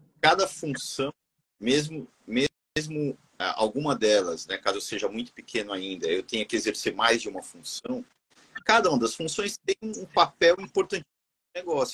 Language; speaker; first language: Portuguese; native; Portuguese